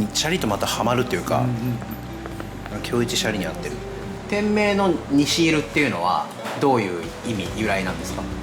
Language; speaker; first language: Japanese; native; Japanese